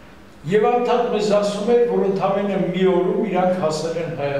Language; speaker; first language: Armenian; non-native, local second language; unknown